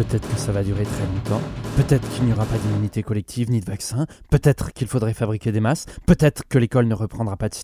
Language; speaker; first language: French; native; French